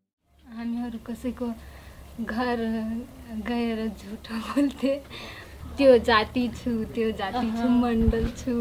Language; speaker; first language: Nepali; non-native, local second language; Maithili